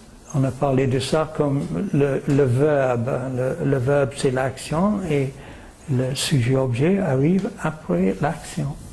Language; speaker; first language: French; non-native, learner; English